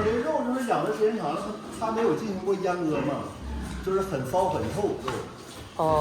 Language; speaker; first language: Chinese; native; Chinese